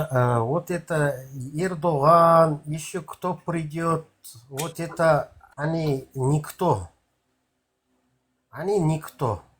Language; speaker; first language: Russian; non-native, local second language; Kazakh